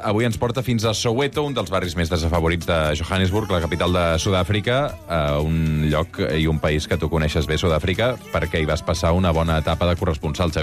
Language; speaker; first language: Catalan; native; Catalan